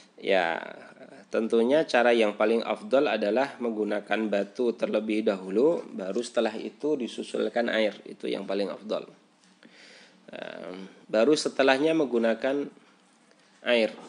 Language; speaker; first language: Indonesian; native; Indonesian